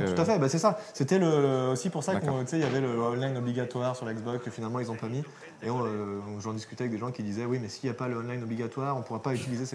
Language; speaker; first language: French; native; French